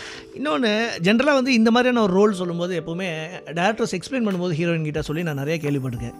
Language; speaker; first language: Tamil; native; Tamil